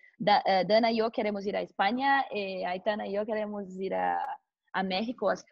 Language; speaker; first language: Spanish; non-native, learner; Portuguese